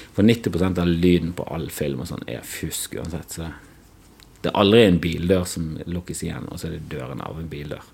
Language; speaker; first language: Norwegian; native; Norwegian